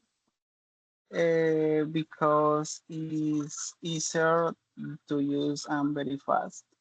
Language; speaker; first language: English; non-native, learner; Spanish